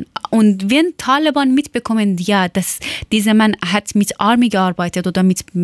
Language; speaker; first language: German; non-native, learner; Persian